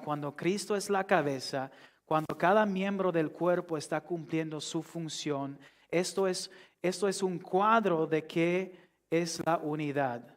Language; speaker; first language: Spanish; non-native, fluent; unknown